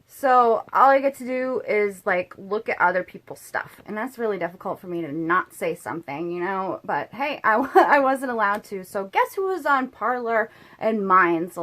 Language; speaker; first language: English; native; English